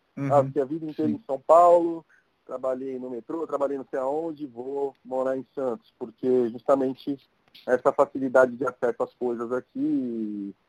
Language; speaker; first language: Portuguese; native; Portuguese